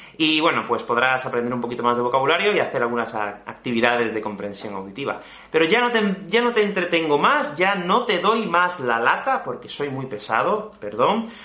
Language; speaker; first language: Spanish; native; Spanish